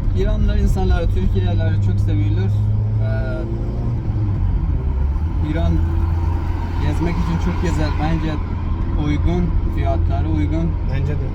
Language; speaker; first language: Turkish; non-native, learner; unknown